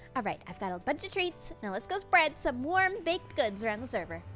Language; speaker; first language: English; native; English